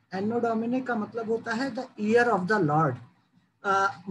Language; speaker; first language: Hindi; native; Hindi